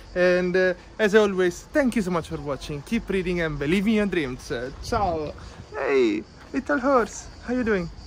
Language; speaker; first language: English; non-native, fluent; Italian